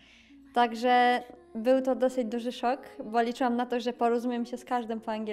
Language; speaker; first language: Polish; native; Polish